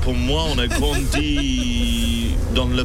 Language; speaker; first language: French; non-native, learner; English